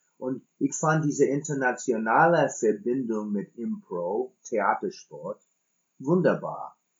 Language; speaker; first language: German; non-native, fluent; English